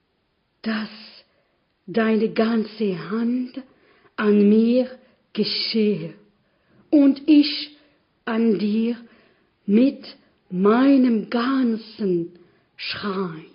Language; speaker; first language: German; non-native, learner; French